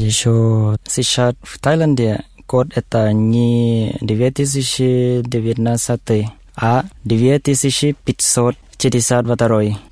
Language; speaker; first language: Russian; non-native, learner; Thai